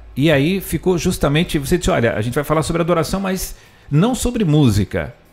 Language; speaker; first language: Portuguese; native; Portuguese